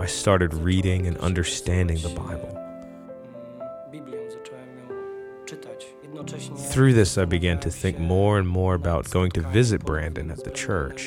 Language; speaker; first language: English; non-native, fluent; Polish